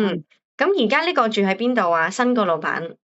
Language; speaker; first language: Cantonese; native; Cantonese